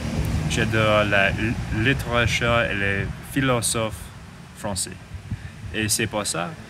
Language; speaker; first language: French; non-native, learner; English